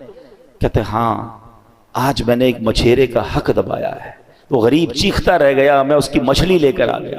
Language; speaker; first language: Urdu; native; Urdu